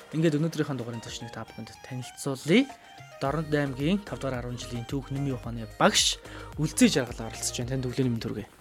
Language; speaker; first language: Mongolian; native; Mongolian